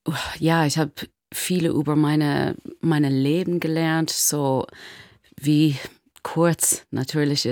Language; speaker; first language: German; non-native, learner; English